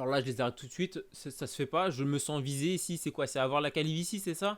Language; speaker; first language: French; native; French